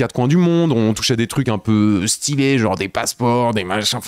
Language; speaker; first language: French; native; French